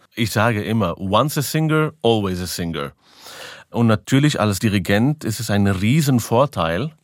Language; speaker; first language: German; non-native, fluent; Hebrew